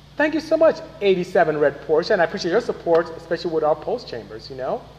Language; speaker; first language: English; non-native, local second language; Igbo